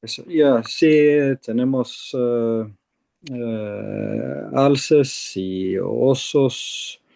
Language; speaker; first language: Spanish; non-native, fluent; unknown